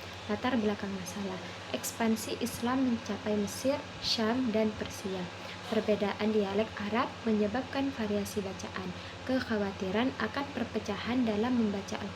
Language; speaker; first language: Indonesian; non-native, local second language; Madurese